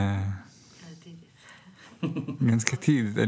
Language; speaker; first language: Swedish; non-native, fluent; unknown